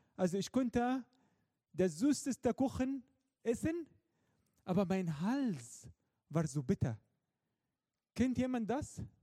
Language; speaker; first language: German; non-native, fluent; Arabic